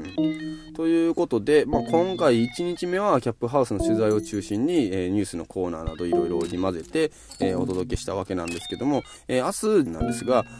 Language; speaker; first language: Japanese; native; Japanese